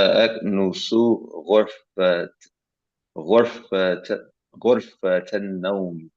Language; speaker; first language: Arabic; non-native, learner; English